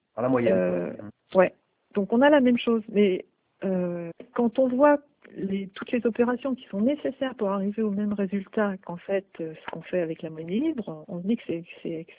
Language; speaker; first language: French; native; French